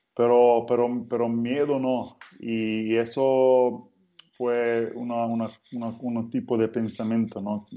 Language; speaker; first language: Spanish; non-native, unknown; Slovenian